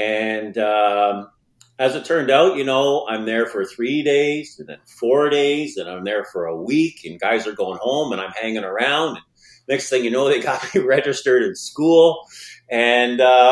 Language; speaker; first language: English; native; English